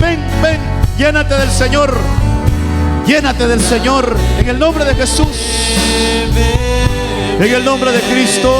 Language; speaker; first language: Spanish; native; Spanish